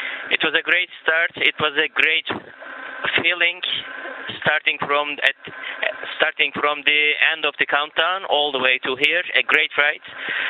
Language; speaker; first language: English; non-native, fluent; Turkish